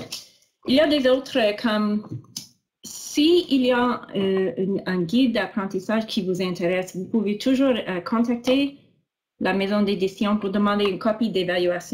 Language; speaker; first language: French; non-native, local second language; English